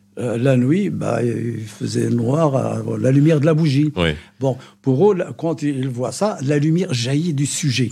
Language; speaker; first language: French; non-native, local second language; Arabic